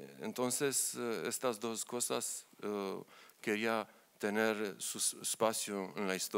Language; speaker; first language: Spanish; non-native, learner; Romanian